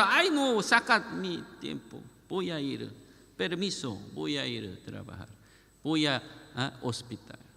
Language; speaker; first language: Spanish; non-native, learner; Korean